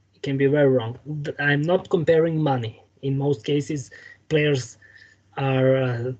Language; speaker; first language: English; non-native, fluent; Serbian